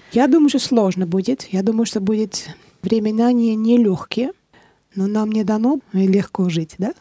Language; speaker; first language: Russian; non-native, fluent; Dutch